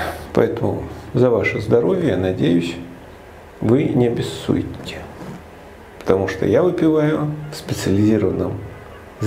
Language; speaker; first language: Russian; native; Russian